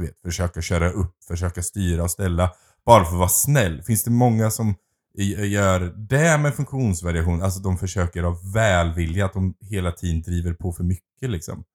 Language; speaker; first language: Swedish; native; Swedish